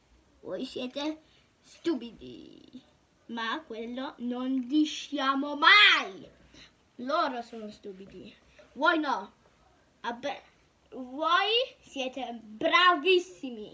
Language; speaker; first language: Italian; early bilingual, heritage; Italian